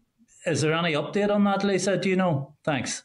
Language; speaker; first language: English; native; English